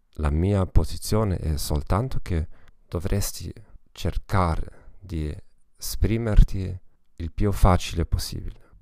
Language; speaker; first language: Italian; non-native, fluent; German